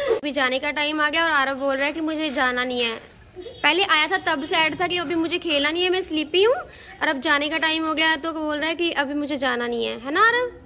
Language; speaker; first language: Hindi; native; Hindi